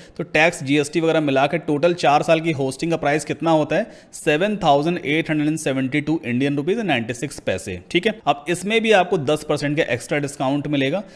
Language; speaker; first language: Hindi; native; Hindi